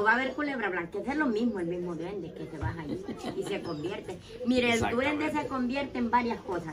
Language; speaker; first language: Spanish; native; Spanish